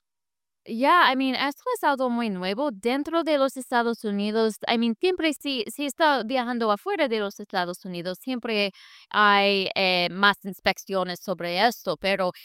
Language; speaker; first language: Spanish; non-native, fluent; English